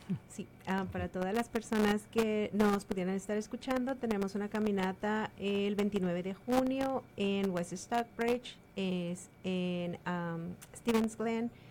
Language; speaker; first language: Spanish; native; Spanish